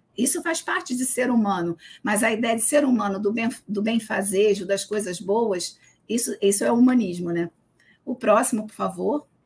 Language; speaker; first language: Portuguese; native; Portuguese